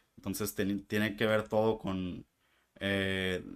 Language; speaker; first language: Spanish; native; Spanish